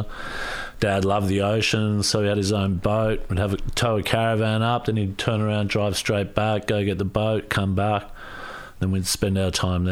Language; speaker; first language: English; native; English